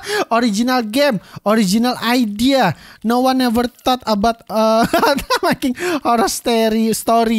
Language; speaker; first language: English; non-native, learner; Indonesian